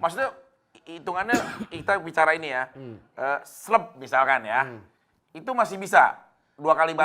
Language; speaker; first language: Indonesian; native; Indonesian